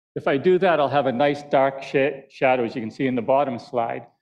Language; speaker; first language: English; native; English